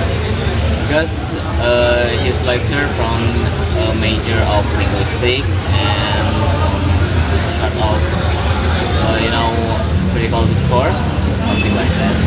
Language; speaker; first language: English; non-native, learner; Indonesian